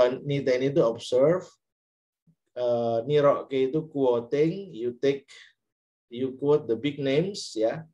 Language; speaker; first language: English; non-native, fluent; Indonesian